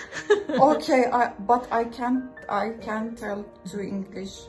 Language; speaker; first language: English; non-native, learner; Persian